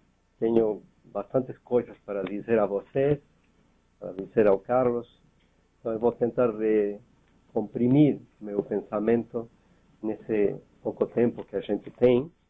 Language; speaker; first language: Portuguese; non-native, fluent; Spanish